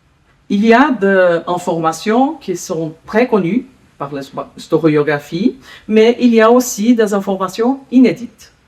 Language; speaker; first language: French; non-native, learner; Portuguese